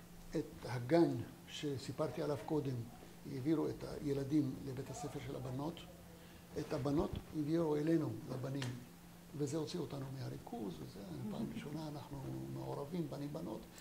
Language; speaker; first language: Hebrew; non-native, fluent; French